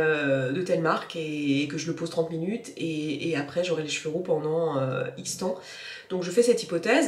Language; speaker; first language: French; native; French